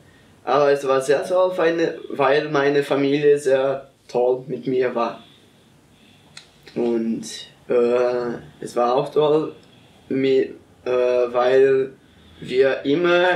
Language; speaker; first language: German; non-native, learner; Portuguese